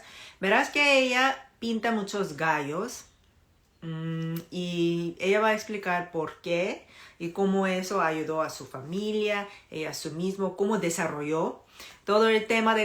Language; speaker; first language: Spanish; non-native, fluent; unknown